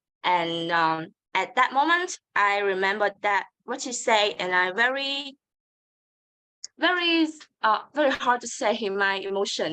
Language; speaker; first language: English; non-native, learner; Vietnamese